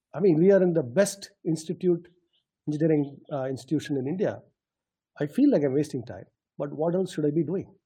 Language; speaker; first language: English; non-native, local second language; Tamil